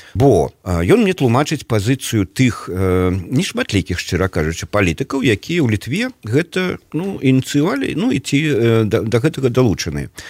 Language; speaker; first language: Belarusian; native; Belarusian